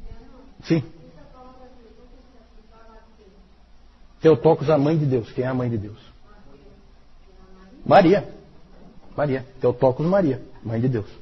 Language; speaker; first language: Portuguese; native; Portuguese